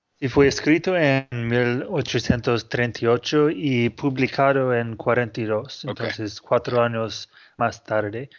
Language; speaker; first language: Spanish; non-native, fluent; English